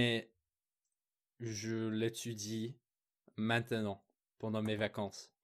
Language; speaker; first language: French; non-native, fluent; English